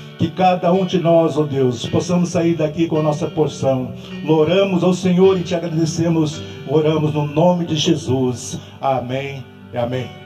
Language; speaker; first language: Portuguese; native; Portuguese